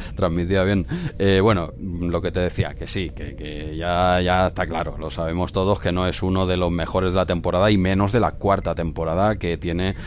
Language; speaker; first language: Spanish; native; Spanish